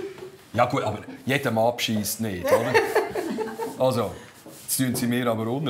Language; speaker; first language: German; native; German